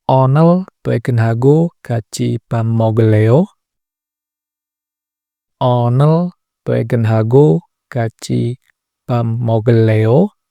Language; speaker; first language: Korean; non-native, fluent; Indonesian